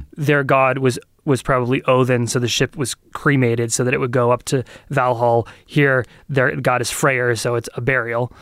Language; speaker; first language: English; native; English